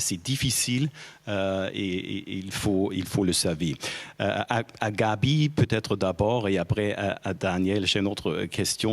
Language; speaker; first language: French; non-native, fluent; German